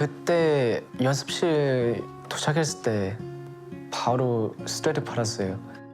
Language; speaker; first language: Korean; non-native, fluent; Thai